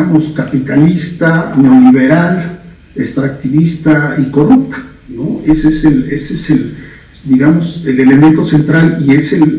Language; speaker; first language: Spanish; native; Spanish